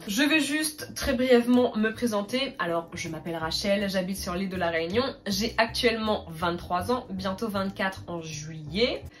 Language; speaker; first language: French; native; French